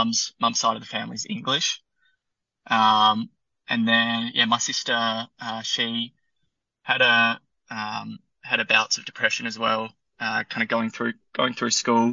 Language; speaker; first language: English; native; English